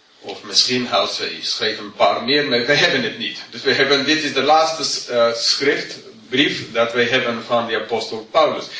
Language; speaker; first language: Dutch; non-native, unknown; English